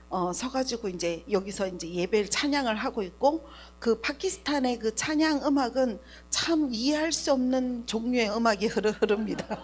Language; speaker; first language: Korean; native; Korean